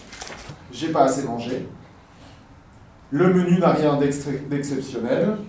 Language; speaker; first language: French; native; French